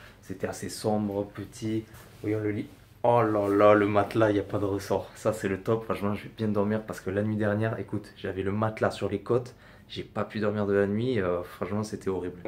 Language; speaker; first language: French; native; French